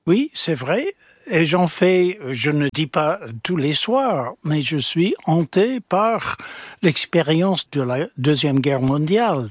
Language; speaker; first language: French; non-native, fluent; English